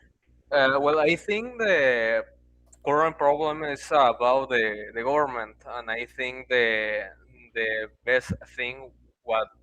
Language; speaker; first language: English; non-native, learner; Spanish